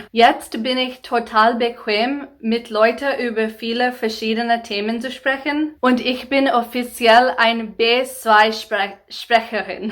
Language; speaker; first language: German; non-native, fluent; English